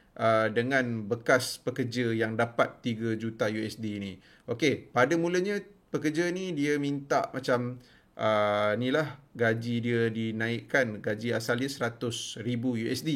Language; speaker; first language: Malay; native; Malay